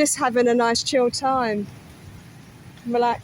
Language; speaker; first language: English; native; English